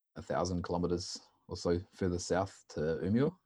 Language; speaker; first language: English; native; English